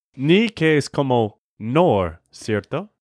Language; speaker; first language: Spanish; non-native, learner; English